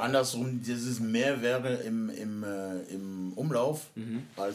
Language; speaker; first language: German; non-native, fluent; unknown